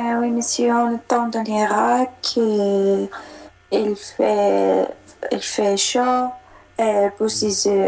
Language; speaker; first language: French; non-native, learner; Arabic